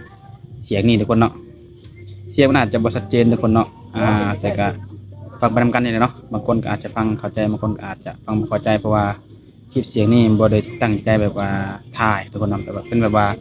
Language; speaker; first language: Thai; non-native, local second language; Northeastern Thai